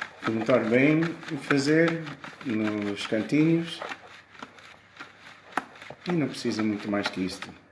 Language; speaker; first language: Portuguese; early bilingual, heritage; Portuguese